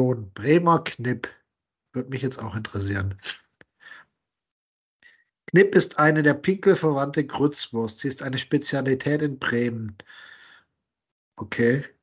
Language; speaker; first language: German; native; German